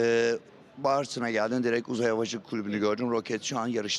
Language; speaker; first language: Turkish; native; Turkish